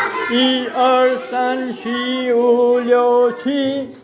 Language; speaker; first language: Chinese; non-native, learner; Nepali